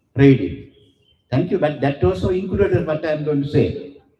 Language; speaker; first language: English; non-native, local second language; Sinhala